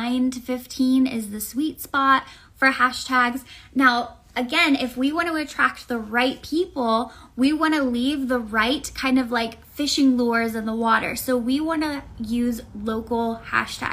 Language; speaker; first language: English; native; English